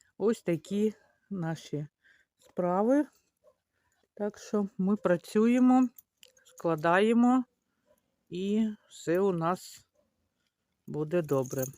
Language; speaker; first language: Ukrainian; native; Ukrainian